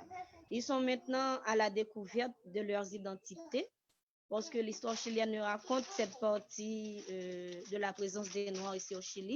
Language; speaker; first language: French; non-native, local second language; Haitian Creole